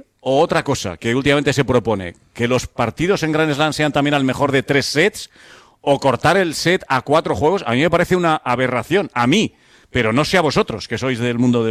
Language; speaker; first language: Spanish; native; Spanish